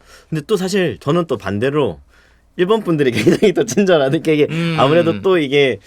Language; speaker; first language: Korean; native; Korean